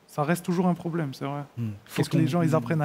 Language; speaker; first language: French; native; French